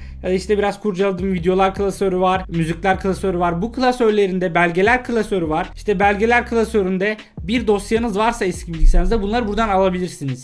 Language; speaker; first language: Turkish; native; Turkish